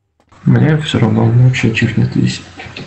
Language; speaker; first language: Russian; native; Russian